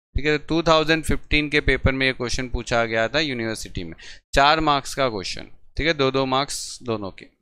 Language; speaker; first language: Hindi; non-native, local second language; Gujarati